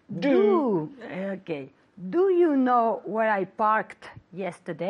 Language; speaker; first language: English; non-native, fluent; Spanish